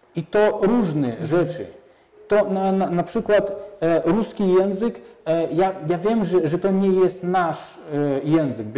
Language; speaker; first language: Polish; non-native, fluent; Russian